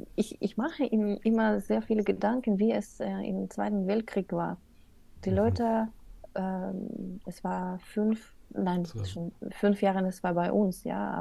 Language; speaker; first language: German; non-native, fluent; Russian